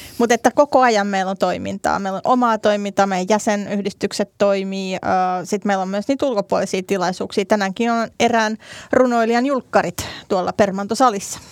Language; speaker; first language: Finnish; native; Finnish